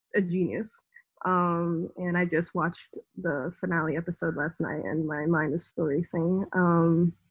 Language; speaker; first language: English; native; English